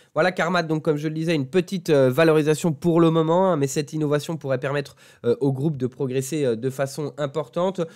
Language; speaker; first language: French; native; French